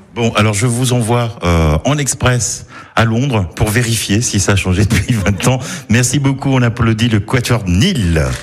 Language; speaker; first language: French; native; French